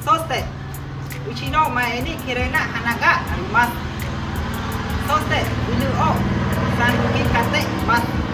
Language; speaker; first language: Japanese; non-native, learner; Khmer